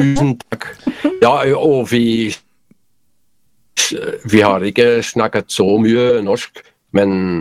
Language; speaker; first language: Norwegian; non-native, learner; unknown